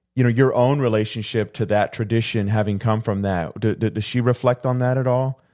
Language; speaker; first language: English; native; English